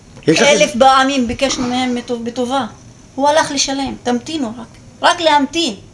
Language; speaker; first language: Hebrew; non-native, local second language; Arabic